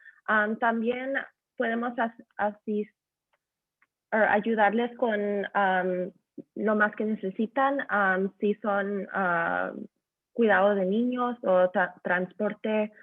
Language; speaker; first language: Spanish; early bilingual, heritage; Spanish